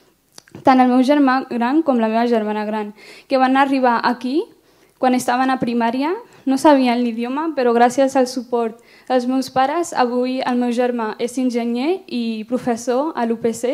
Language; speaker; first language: Catalan; early bilingual, other home language; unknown